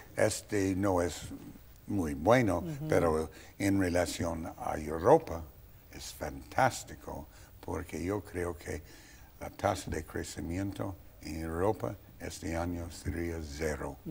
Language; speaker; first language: Spanish; non-native, fluent; English